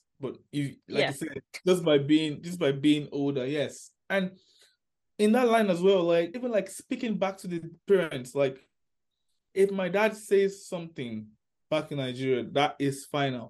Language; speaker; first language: English; non-native, local second language; Yoruba